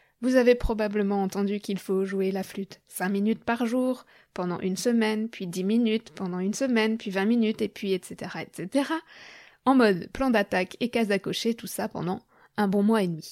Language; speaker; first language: French; native; French